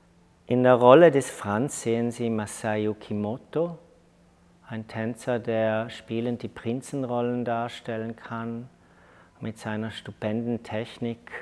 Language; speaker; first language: German; native; German